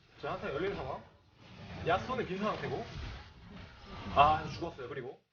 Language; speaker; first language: Korean; native; Korean